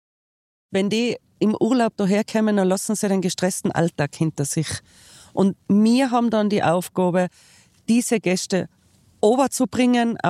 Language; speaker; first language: German; native; German